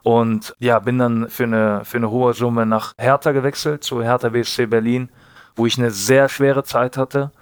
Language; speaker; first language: German; native; German